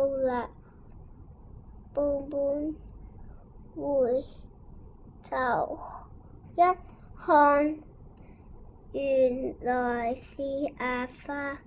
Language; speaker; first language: Chinese; non-native, local second language; Cantonese